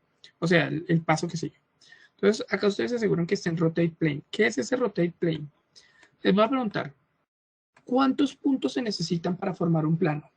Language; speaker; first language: Spanish; native; Spanish